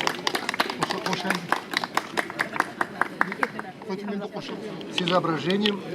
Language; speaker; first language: Russian; non-native, local second language; Chuvash